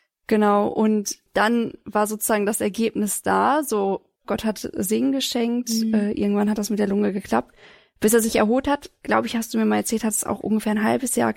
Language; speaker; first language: German; native; German